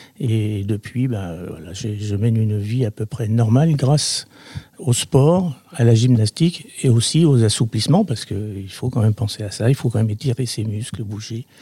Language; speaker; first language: French; native; French